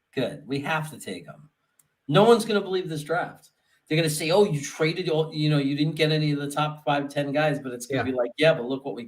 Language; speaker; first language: English; native; English